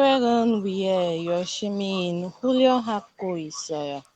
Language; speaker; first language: Korean; non-native, learner; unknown